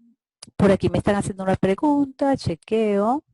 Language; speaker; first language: Spanish; native; Spanish